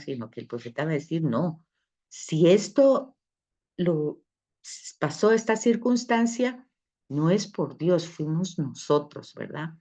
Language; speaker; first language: Spanish; native; Spanish